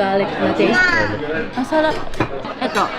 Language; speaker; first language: Filipino; non-native, learner; Japanese